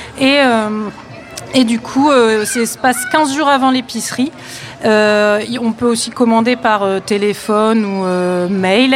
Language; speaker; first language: French; native; French